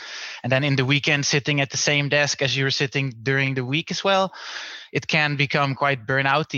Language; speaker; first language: English; non-native, fluent; Dutch